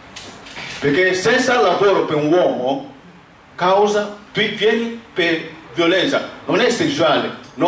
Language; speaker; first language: Italian; non-native, learner; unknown